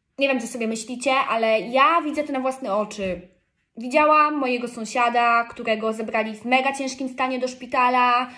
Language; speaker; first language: Polish; early bilingual, heritage; Polish